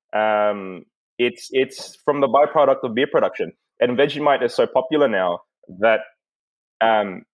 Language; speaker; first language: English; non-native, local second language; Filipino